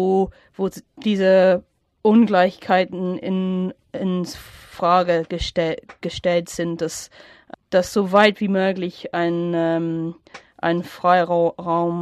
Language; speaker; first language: German; non-native, fluent; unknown